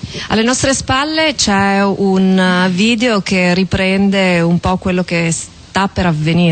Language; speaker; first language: Italian; native; Italian